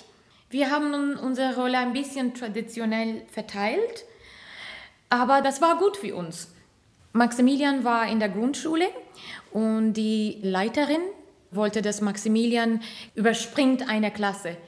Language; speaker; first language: German; non-native, fluent; Turkish